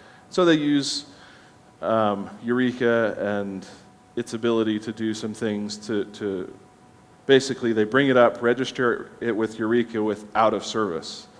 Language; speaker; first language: English; native; English